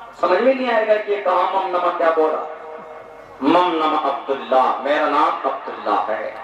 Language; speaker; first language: Urdu; native; Urdu